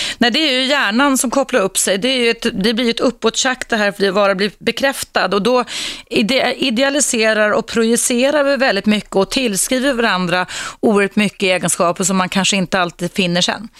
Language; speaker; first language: Swedish; native; Swedish